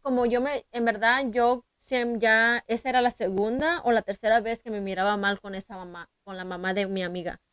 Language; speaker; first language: Spanish; early bilingual, heritage; Spanish